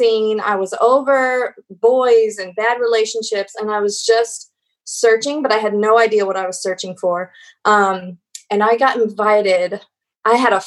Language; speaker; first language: English; native; English